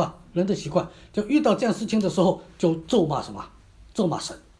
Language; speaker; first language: Chinese; native; Chinese